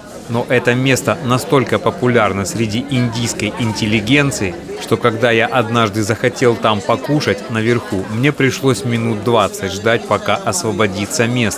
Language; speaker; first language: Russian; native; Russian